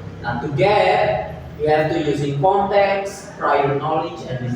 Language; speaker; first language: English; non-native, fluent; Indonesian